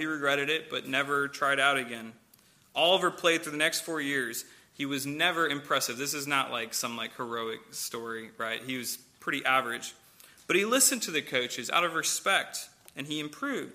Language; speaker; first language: English; native; English